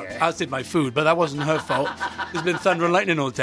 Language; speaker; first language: English; native; English